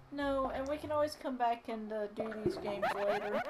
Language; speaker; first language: English; native; English